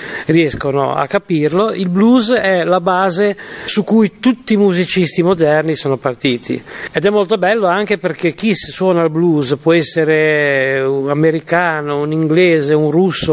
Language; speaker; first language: Italian; native; Italian